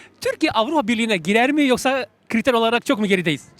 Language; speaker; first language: Turkish; native; Turkish